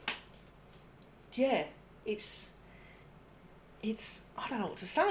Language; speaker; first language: English; native; English